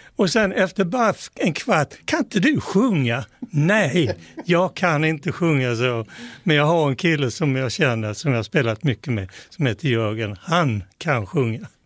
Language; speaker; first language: Swedish; native; Swedish